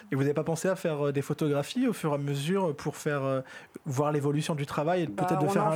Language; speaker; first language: French; native; French